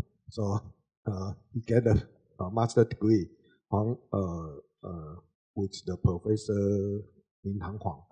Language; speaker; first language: English; non-native, learner; Chinese